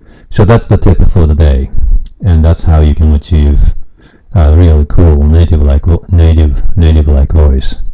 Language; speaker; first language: English; non-native, fluent; Japanese